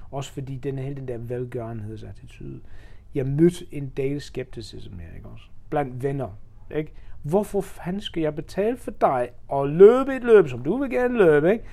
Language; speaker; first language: Danish; non-native, fluent; English